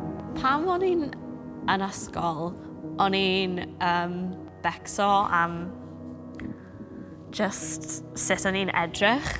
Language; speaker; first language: Welsh; non-native, local second language; English